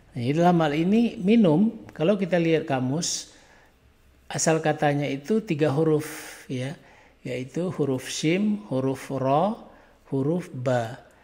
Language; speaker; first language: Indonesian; non-native, local second language; Achinese